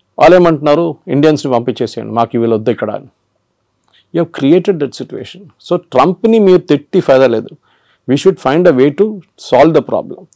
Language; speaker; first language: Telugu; non-native, local second language; Malayalam